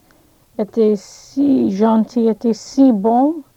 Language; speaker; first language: French; non-native, learner; English